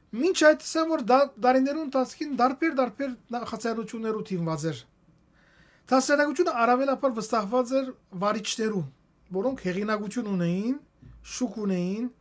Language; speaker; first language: Armenian; native; Armenian